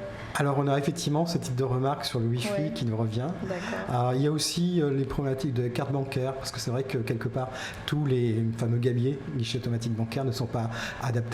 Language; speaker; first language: French; native; French